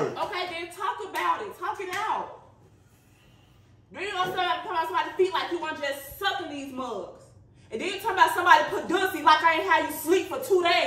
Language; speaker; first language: English; native; English